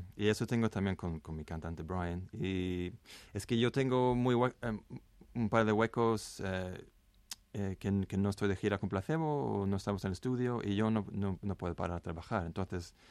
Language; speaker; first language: Spanish; non-native, fluent; Swedish